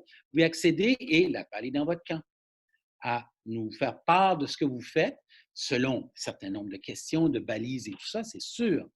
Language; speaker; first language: French; native; French